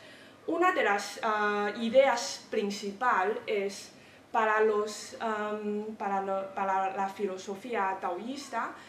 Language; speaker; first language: Spanish; non-native, fluent; Chinese